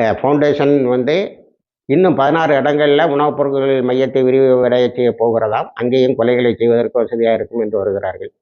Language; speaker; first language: Tamil; native; Tamil